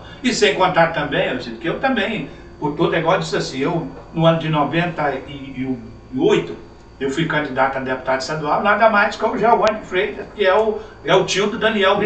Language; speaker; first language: Portuguese; native; Portuguese